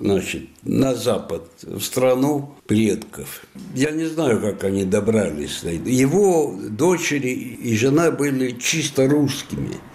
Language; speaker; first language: Russian; non-native, fluent; Spanish